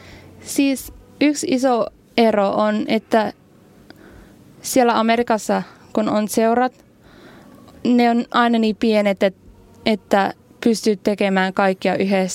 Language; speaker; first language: Finnish; non-native, learner; English